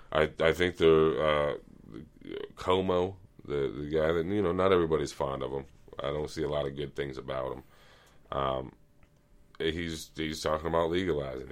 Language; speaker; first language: English; native; English